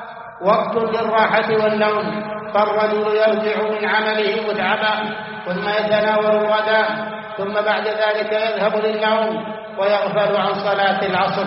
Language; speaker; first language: Arabic; native; Arabic